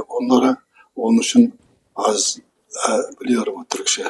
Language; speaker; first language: Turkish; non-native, learner; Kazakh